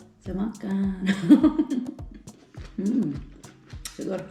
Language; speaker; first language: Indonesian; early bilingual, heritage; Indonesian